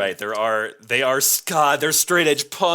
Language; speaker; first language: English; native; English